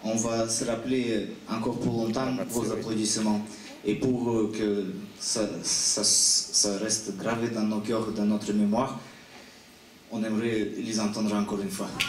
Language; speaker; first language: French; non-native, fluent; Russian